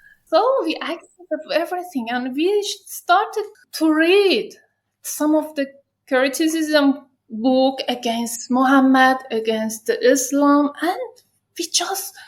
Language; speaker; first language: English; non-native, learner; Persian